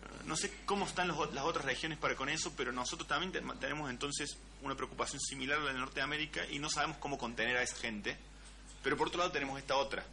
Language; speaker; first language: Spanish; native; Spanish